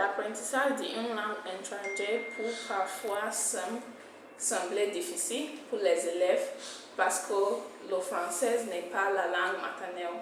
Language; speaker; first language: French; non-native, fluent; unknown